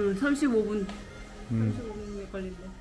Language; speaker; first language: Korean; native; Korean